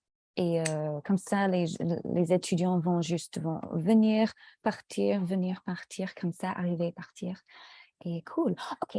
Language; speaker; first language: French; non-native, fluent; English